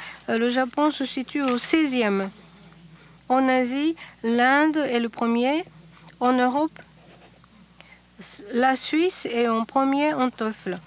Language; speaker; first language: French; non-native, fluent; Japanese